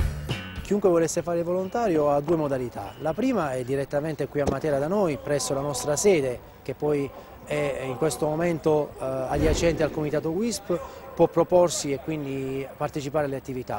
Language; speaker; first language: Italian; native; Italian